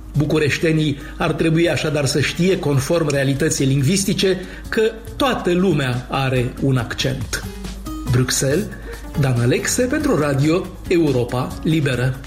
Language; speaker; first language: Romanian; native; Romanian